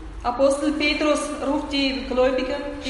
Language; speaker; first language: German; non-native, fluent; Russian